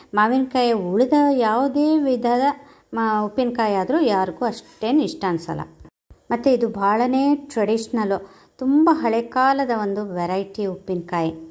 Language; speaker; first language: Kannada; non-native, local second language; Konkani